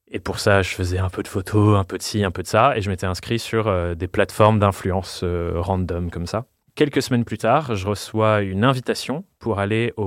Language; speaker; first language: French; non-native, fluent; English